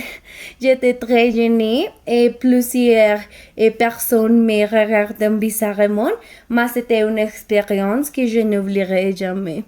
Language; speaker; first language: French; non-native, learner; Spanish